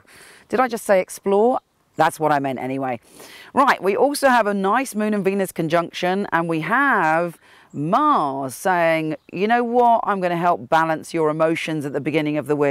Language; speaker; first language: English; native; English